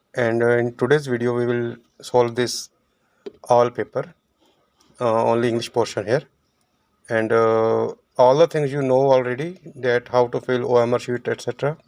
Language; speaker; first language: English; non-native, local second language; Punjabi